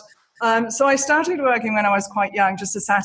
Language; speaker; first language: English; native; English